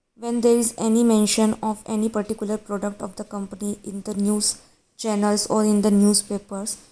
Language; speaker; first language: English; non-native, local second language; Hindi